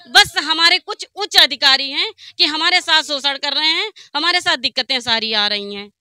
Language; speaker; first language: Hindi; native; Hindi